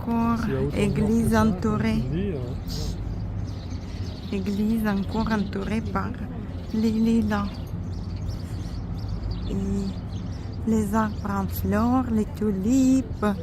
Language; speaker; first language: French; non-native, fluent; Russian